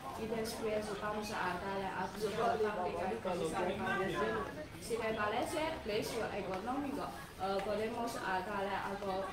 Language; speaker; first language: Spanish; non-native, learner; Chinese